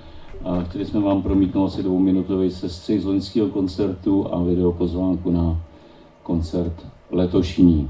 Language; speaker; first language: Czech; native; Czech